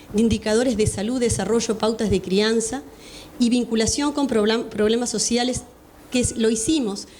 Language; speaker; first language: Spanish; native; Spanish